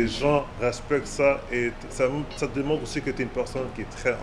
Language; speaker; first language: French; native; French